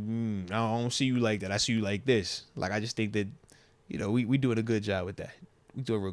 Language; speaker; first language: English; native; English